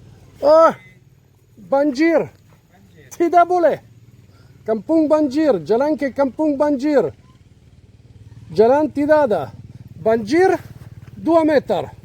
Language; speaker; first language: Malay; non-native, learner; German